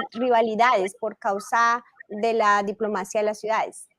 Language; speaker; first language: Spanish; native; Spanish